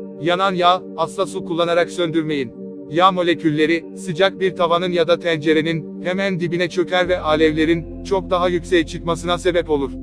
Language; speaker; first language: Turkish; native; Turkish